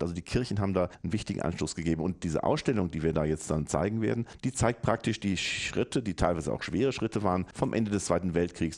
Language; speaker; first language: German; native; German